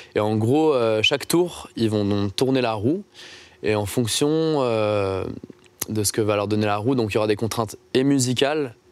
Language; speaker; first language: French; native; French